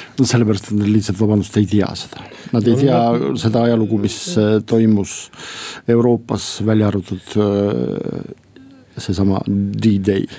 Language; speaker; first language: Estonian; non-native, local second language; Russian